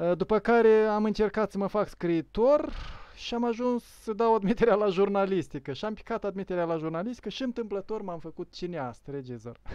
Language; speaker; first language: Romanian; native; Romanian